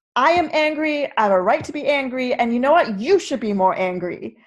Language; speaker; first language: English; native; English